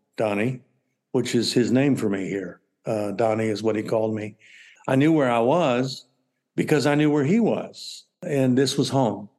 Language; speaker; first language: English; native; English